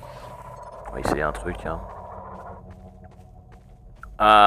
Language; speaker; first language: French; native; French